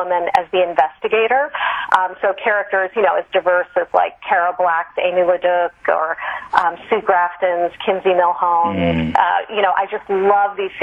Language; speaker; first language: English; native; English